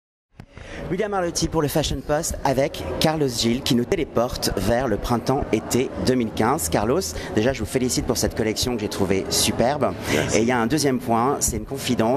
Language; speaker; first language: French; native; French